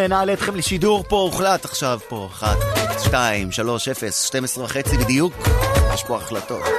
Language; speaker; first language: Hebrew; native; Hebrew